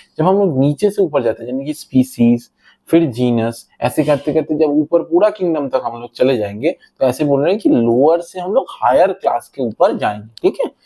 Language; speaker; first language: Hindi; non-native, local second language; Bangla